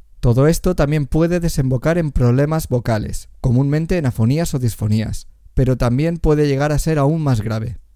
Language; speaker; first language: Spanish; native; Spanish